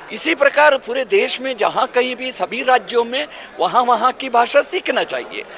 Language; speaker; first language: Hindi; non-native, local second language; Kannada